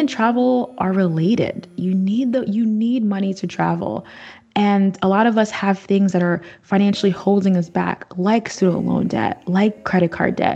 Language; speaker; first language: English; native; English